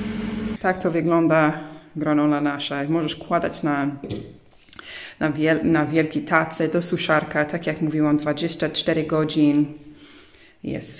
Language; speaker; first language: Polish; early bilingual, heritage; English